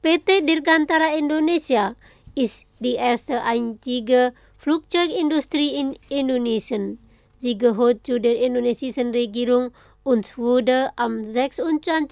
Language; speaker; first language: German; non-native, fluent; Indonesian